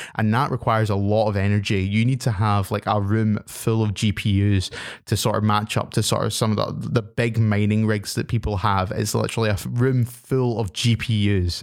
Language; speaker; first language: English; native; English